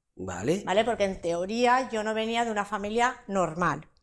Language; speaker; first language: Spanish; non-native, local second language; Catalan